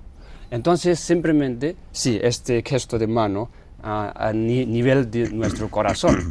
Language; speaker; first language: Spanish; non-native, learner; Tibetan